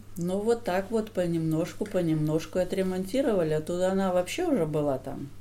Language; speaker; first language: Russian; native; Russian